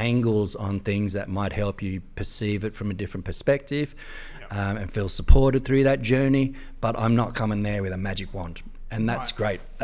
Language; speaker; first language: English; native; English